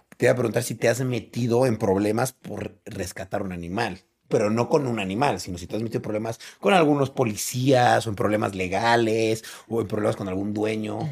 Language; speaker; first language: Spanish; native; Spanish